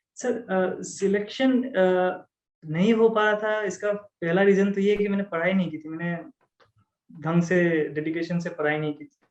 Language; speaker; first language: Hindi; non-native, local second language; Assamese